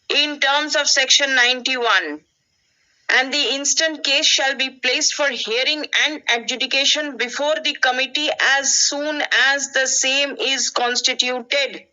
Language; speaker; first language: English; non-native, local second language; Bangla